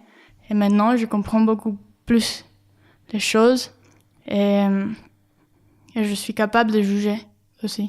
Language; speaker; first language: French; non-native, fluent; Spanish